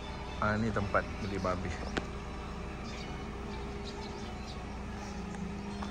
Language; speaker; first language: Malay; non-native, local second language; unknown